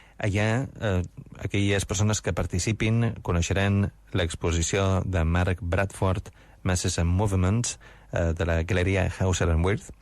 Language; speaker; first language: Catalan; native; Catalan